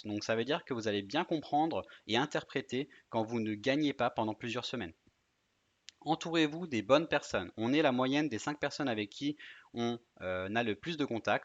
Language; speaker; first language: French; native; French